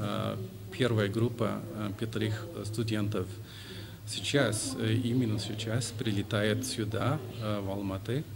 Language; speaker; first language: Russian; non-native, fluent; English